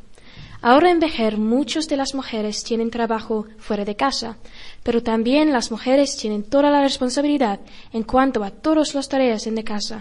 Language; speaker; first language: Spanish; non-native, learner; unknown